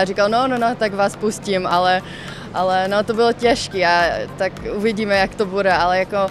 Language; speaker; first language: Czech; non-native, local second language; English